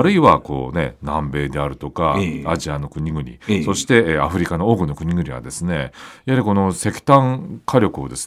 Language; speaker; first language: Japanese; native; Japanese